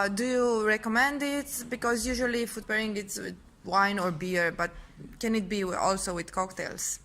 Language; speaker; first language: English; non-native, fluent; Romanian